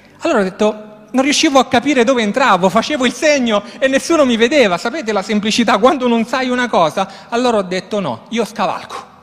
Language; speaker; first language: Italian; native; Italian